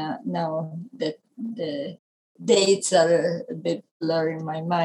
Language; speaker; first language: English; non-native, fluent; Italian